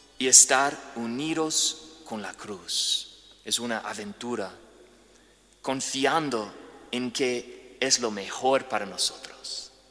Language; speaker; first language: Spanish; non-native, fluent; English